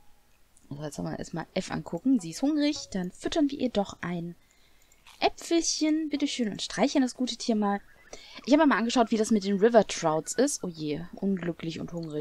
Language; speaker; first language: German; native; German